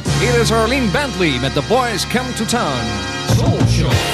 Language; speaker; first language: English; non-native, fluent; Dutch